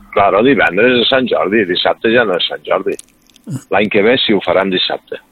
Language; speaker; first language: Catalan; native; Catalan